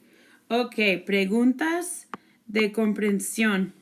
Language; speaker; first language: Spanish; non-native, fluent; English